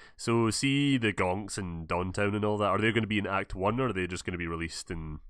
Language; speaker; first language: English; native; English